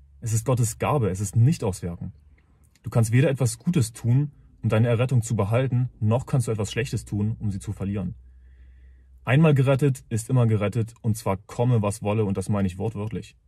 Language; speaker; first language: German; native; German